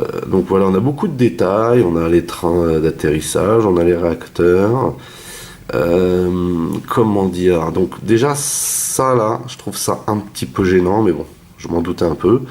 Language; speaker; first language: French; native; French